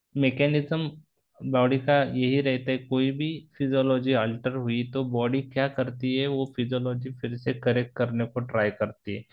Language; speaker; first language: Hindi; non-native, local second language; Marathi